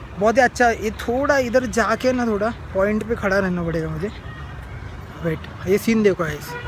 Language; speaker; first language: Hindi; non-native, local second language; Marathi